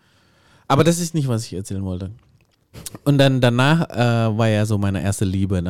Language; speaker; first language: German; non-native, fluent; Indonesian